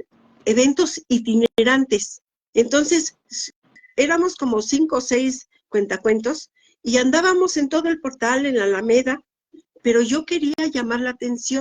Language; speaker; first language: Spanish; native; Spanish